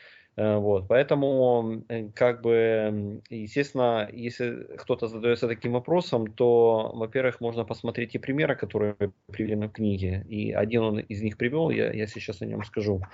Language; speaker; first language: Russian; native; Russian